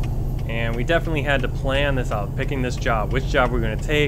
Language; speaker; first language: English; native; English